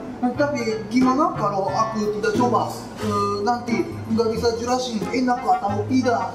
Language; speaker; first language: Indonesian; non-native, learner; Japanese